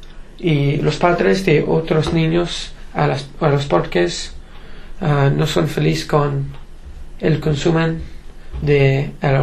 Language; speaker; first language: Spanish; non-native, learner; English